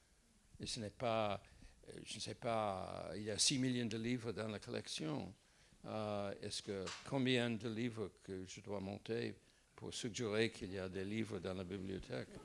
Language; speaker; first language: French; non-native, fluent; English